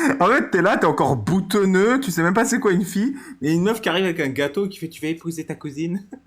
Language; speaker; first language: French; native; French